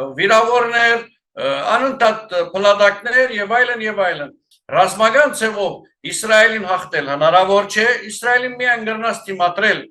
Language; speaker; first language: Armenian; early bilingual, heritage; Armenian